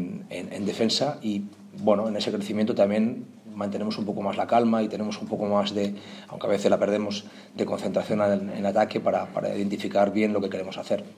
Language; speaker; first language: Spanish; native; Spanish